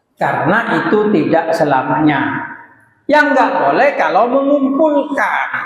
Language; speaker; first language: Indonesian; non-native, local second language; Madurese